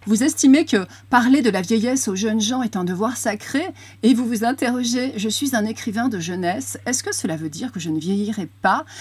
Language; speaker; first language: French; native; French